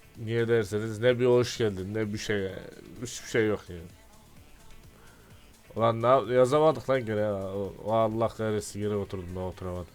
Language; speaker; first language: Turkish; native; Turkish